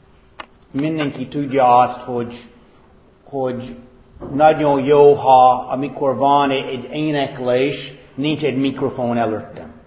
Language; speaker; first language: Hungarian; non-native, fluent; English